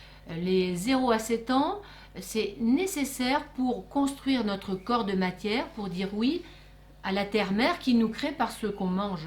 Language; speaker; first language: French; native; French